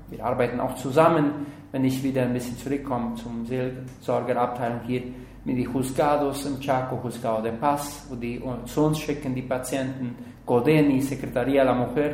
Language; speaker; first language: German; non-native, learner; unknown